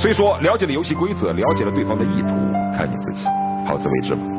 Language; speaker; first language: Chinese; native; Chinese